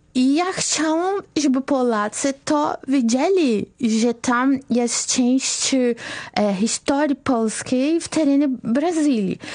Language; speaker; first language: Polish; non-native, fluent; Portuguese